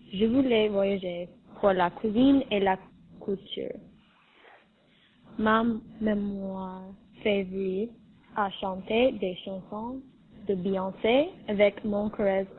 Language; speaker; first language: French; non-native, learner; English